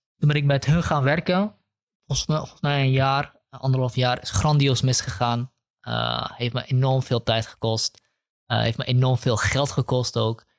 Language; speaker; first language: Dutch; early bilingual, other home language; Kurdish